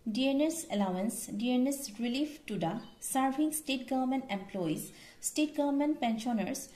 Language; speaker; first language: English; non-native, local second language; Assamese